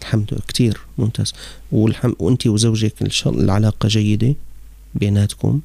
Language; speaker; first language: Arabic; native; Arabic